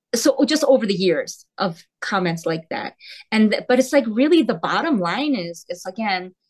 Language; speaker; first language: English; early bilingual, heritage; Korean